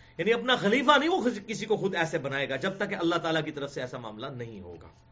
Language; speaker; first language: Urdu; non-native, local second language; Punjabi